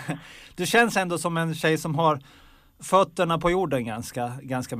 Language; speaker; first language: Swedish; native; Swedish